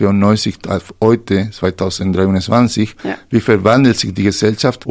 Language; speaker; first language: German; non-native, fluent; Spanish